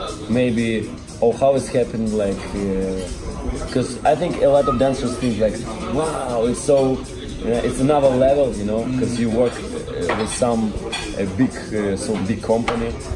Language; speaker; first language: English; non-native, learner; Russian